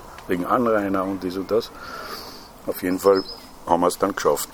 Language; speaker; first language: German; non-native, fluent; Persian